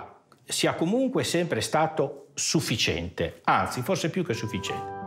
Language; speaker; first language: Italian; native; Italian